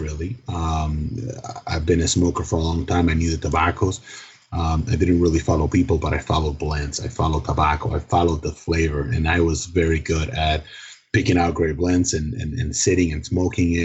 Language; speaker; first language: English; non-native, fluent; Spanish